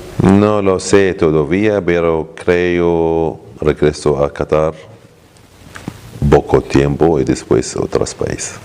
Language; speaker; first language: Spanish; non-native, learner; Arabic